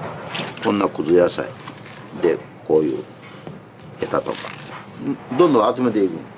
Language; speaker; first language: Japanese; native; Japanese